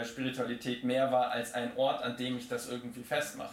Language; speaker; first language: German; native; German